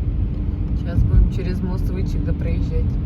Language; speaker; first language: Russian; native; Russian